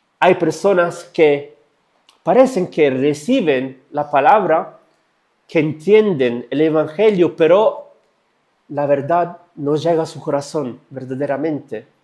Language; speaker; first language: Spanish; non-native, fluent; Italian